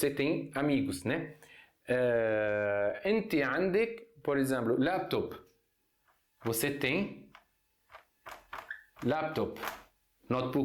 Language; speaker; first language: Portuguese; non-native, fluent; Arabic